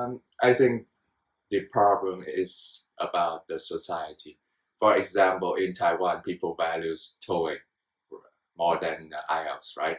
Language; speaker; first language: English; non-native, fluent; Vietnamese